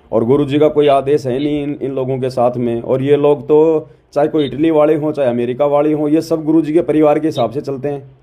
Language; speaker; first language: Hindi; native; Hindi